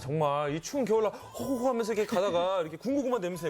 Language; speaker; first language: Korean; native; Korean